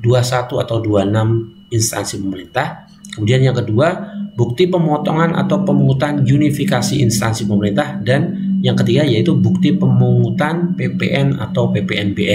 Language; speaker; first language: Indonesian; native; Indonesian